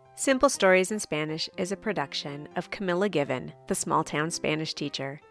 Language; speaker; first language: English; native; English